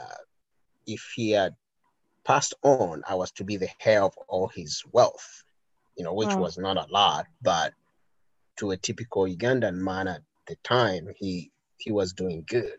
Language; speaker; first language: English; non-native, local second language; Ganda